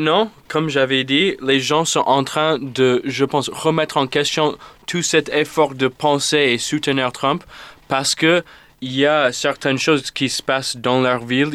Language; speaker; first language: French; non-native, fluent; English